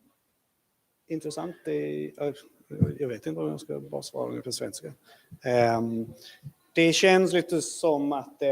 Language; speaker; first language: Swedish; non-native, fluent; English